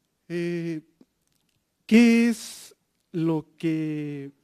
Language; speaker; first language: Spanish; native; Spanish